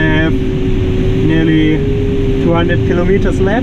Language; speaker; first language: English; non-native, fluent; German